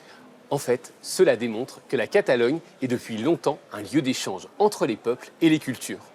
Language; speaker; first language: French; native; French